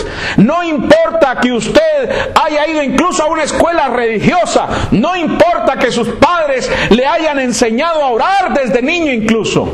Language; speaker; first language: Spanish; native; Spanish